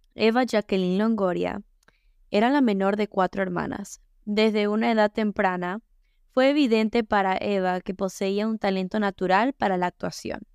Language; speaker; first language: Spanish; early bilingual, heritage; Spanish